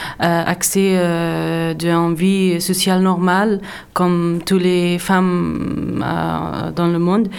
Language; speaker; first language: French; non-native, learner; Persian